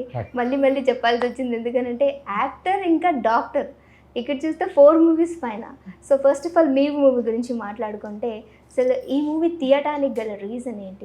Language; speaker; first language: Telugu; native; Telugu